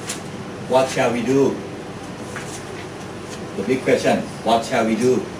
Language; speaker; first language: English; non-native, learner; Thai